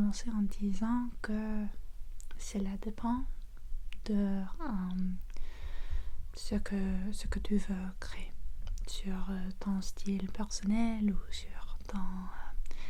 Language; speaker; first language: French; non-native, fluent; English